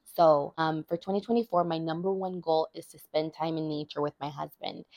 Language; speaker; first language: English; early bilingual, other home language; Spanish